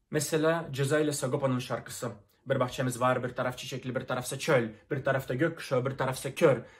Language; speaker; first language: Turkish; non-native, fluent; Russian